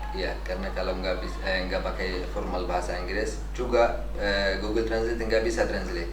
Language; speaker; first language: Indonesian; non-native, learner; Arabic